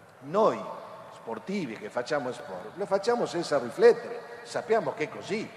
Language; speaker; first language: Italian; non-native, fluent; Spanish